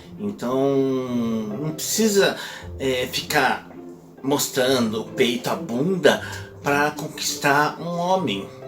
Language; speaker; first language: Portuguese; native; Portuguese